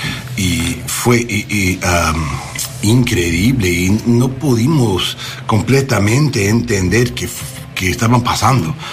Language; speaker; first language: Spanish; non-native, learner; English